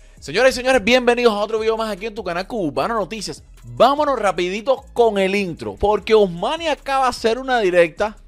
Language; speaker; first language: Spanish; native; Spanish